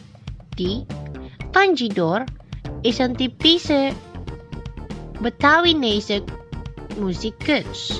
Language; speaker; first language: Dutch; non-native, learner; Indonesian